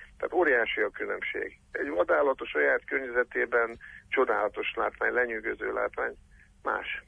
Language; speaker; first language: Hungarian; native; Hungarian